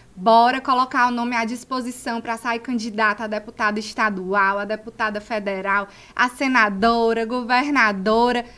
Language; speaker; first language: Portuguese; native; Portuguese